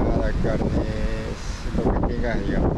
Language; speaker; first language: Spanish; native; Spanish